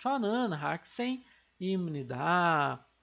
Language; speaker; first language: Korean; non-native, fluent; Portuguese